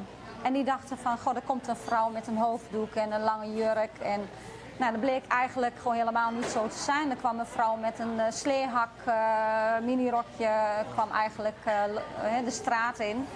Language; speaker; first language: Dutch; early bilingual, other home language; Turkish